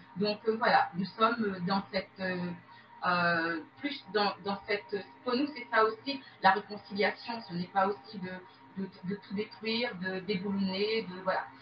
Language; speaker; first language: French; native; French